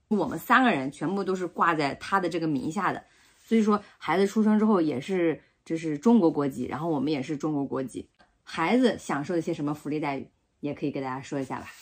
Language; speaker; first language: Chinese; native; Chinese